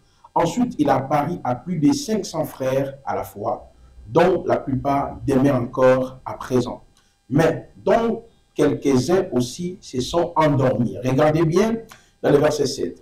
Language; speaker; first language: French; non-native, local second language; Lingala